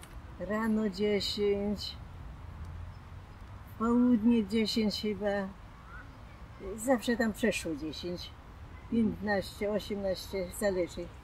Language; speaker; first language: Polish; non-native, local second language; German